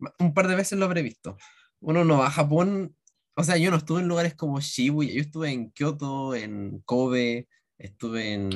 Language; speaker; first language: Spanish; native; Spanish